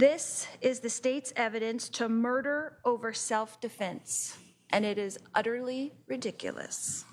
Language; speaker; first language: English; native; English